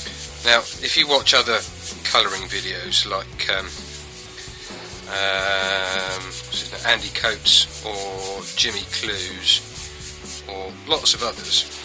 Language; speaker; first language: English; native; English